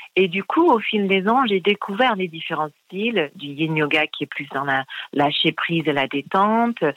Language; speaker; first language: French; non-native, fluent; English